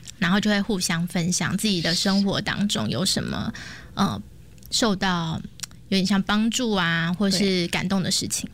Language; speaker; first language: Chinese; native; Chinese